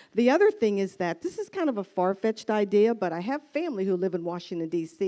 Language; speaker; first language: English; native; English